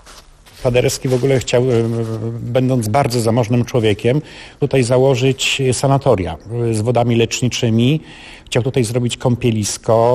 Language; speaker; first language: Polish; native; Polish